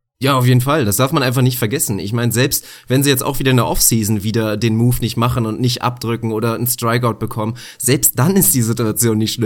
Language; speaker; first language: German; native; German